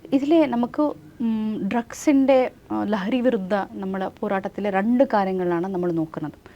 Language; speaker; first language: Malayalam; non-native, local second language; Kannada